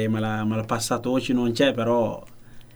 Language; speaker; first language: Italian; non-native, learner; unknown